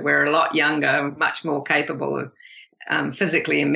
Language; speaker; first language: English; native; English